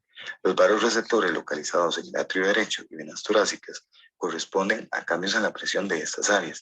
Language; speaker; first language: Spanish; native; Spanish